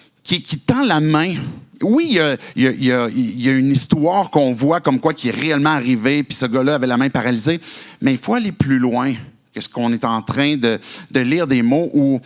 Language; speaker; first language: French; native; French